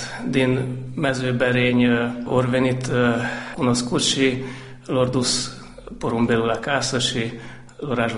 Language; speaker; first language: Romanian; non-native, local second language; Hungarian